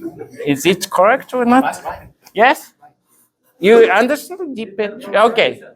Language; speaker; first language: English; non-native, fluent; Japanese